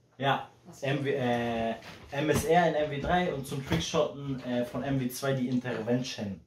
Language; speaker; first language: German; early bilingual, heritage; Polish